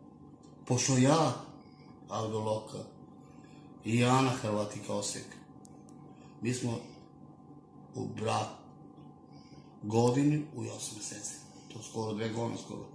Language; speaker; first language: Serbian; non-native, local second language; Romany